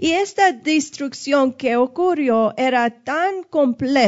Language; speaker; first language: Spanish; non-native, fluent; English